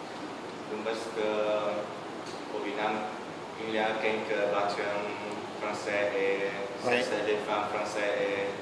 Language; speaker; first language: French; non-native, learner; Vietnamese